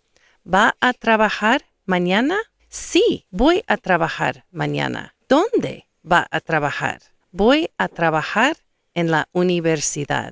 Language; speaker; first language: Spanish; non-native, fluent; English